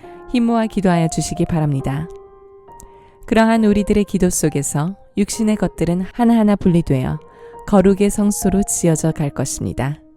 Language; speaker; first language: Korean; native; Korean